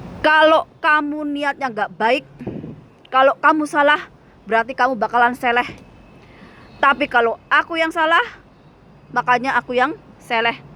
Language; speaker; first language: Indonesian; non-native, local second language; Javanese